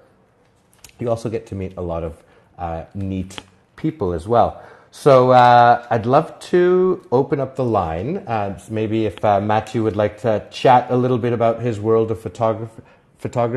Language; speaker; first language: English; native; English